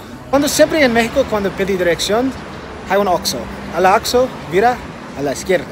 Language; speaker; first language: Spanish; non-native, fluent; English